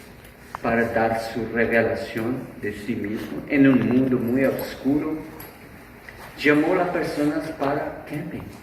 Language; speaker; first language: Spanish; non-native, fluent; Portuguese